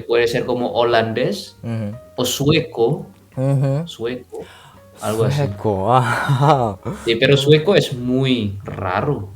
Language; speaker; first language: Spanish; non-native, fluent; Indonesian